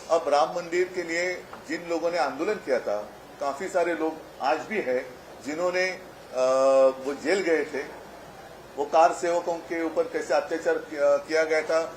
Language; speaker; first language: Hindi; non-native, local second language; Marathi